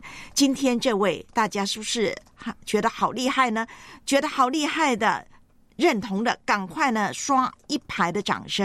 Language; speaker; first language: Chinese; native; Chinese